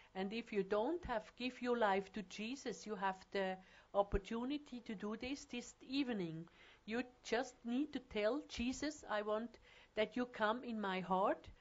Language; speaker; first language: English; non-native, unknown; German